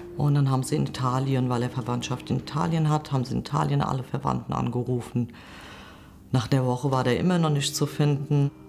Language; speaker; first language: German; early bilingual, other home language; Kurdish